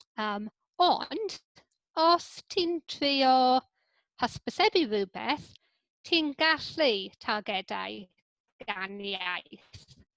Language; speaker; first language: Welsh; non-native, local second language; English